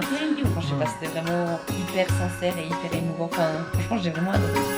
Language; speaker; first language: French; native; French